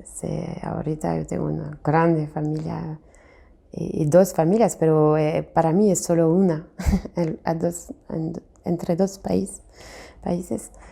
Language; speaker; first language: Spanish; non-native, fluent; French